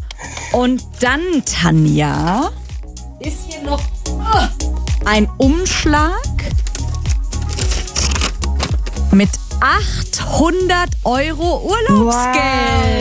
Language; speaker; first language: German; native; German